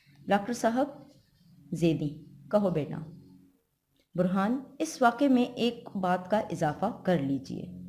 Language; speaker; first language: Urdu; non-native, local second language; Pashto